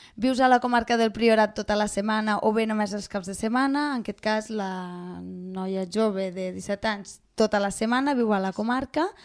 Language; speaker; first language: Catalan; non-native, local second language; Spanish